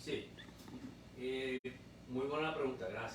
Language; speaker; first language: Spanish; native; Spanish